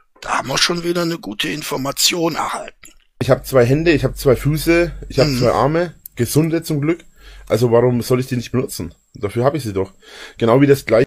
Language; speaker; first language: German; native; German